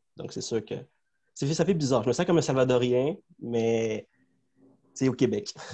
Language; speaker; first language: French; early bilingual, other home language; Spanish